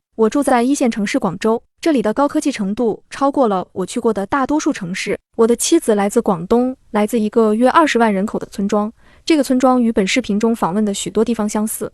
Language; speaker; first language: Chinese; native; Chinese